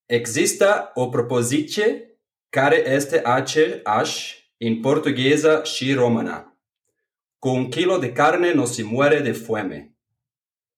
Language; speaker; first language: English; non-native, fluent; Portuguese